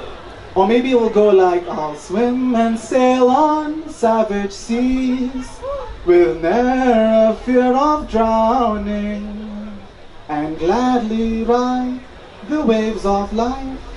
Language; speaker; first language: English; non-native, local second language; Malay